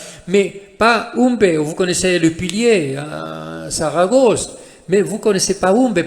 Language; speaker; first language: French; non-native, fluent; Spanish